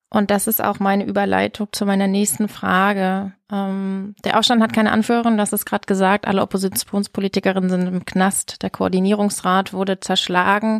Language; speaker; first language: German; native; German